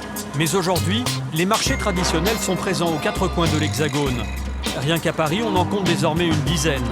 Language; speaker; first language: French; native; French